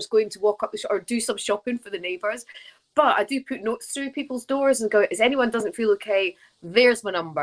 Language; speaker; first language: English; native; English